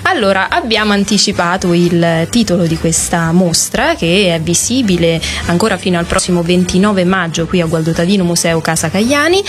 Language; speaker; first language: Italian; native; Italian